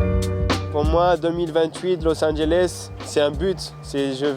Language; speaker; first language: French; early bilingual, heritage; French